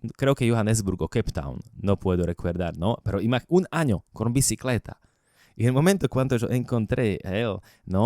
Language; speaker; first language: Spanish; non-native, learner; Slovak